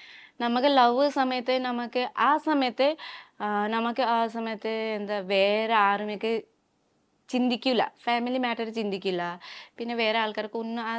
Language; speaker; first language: Malayalam; non-native, learner; Nepali